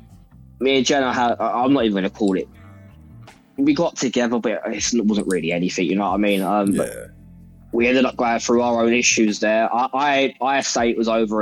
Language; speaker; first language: English; native; English